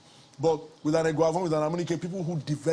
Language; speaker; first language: English; native; English